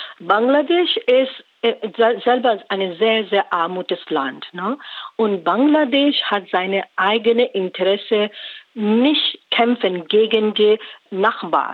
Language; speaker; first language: German; non-native, learner; Rohingya